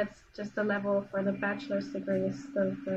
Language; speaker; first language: English; non-native, fluent; German